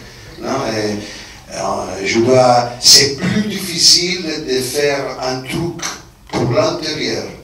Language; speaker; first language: French; non-native, fluent; Italian